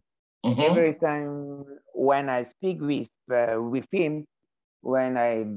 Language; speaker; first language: English; non-native, learner; Arabic